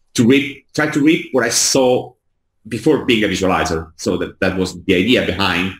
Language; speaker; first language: English; non-native, fluent; Italian